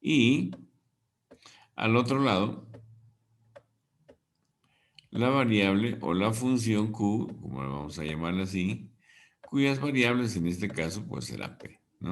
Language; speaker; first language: Spanish; native; Spanish